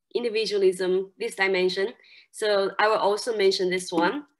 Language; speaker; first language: English; non-native, fluent; Chinese